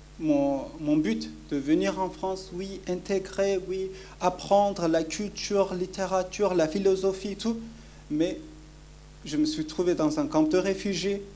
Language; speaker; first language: French; non-native, fluent; Kurdish